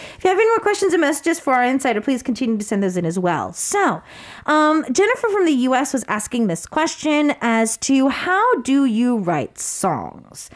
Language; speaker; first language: English; early bilingual, other home language; Korean